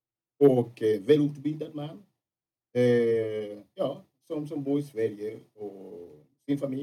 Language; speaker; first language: Swedish; non-native, fluent; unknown